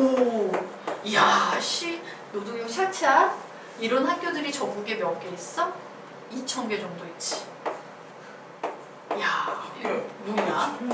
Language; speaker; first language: Korean; native; Korean